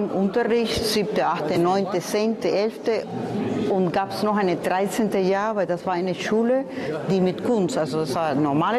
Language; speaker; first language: German; non-native, fluent; Spanish